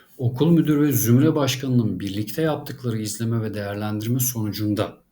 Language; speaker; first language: Turkish; native; Turkish